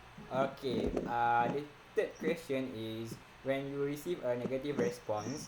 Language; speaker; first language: English; non-native, local second language; Malay